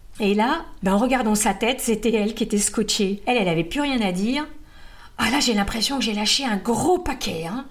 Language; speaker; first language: French; native; French